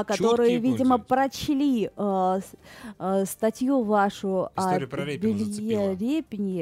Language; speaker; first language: Russian; native; Russian